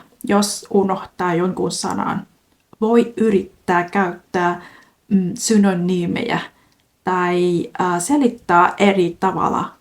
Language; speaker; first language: Finnish; non-native, fluent; Vietnamese